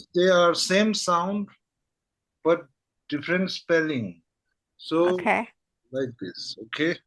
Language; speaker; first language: English; non-native, fluent; Tibetan